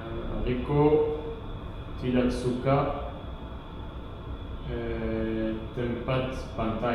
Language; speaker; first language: Indonesian; non-native, learner; English